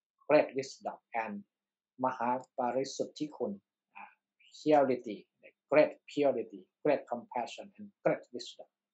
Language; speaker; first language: English; non-native, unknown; Thai